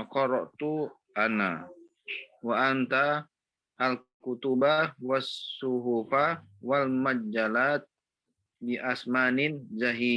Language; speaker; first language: Arabic; non-native, learner; Indonesian